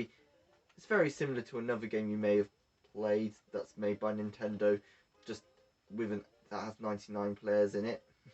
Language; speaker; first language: English; native; English